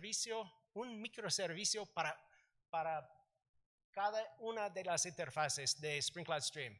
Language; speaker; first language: Spanish; non-native, learner; English